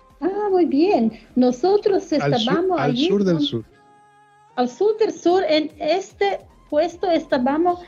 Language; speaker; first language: Spanish; non-native, learner; German